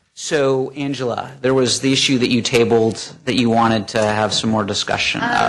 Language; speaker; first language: English; native; English